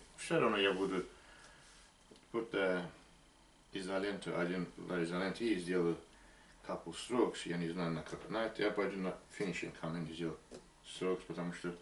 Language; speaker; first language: Russian; non-native, learner; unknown